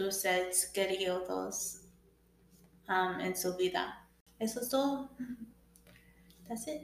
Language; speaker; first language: Spanish; early bilingual, heritage; English